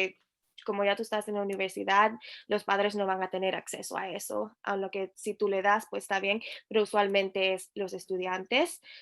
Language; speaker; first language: Spanish; early bilingual, heritage; Spanish